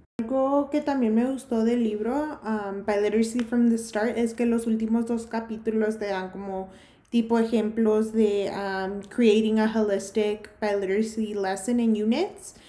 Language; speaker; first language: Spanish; early bilingual, heritage; Spanish